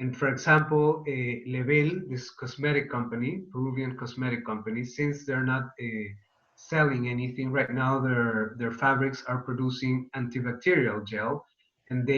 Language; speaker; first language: English; non-native, fluent; Spanish